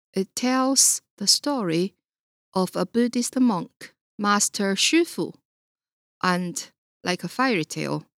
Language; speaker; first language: English; non-native, fluent; Chinese